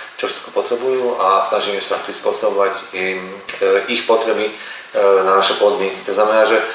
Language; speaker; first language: Slovak; native; Slovak